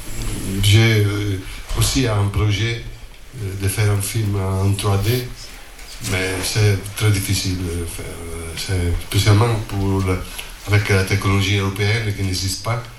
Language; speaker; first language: French; non-native, fluent; Italian